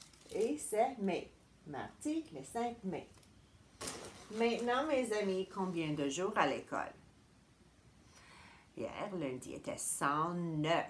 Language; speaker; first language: French; non-native, fluent; English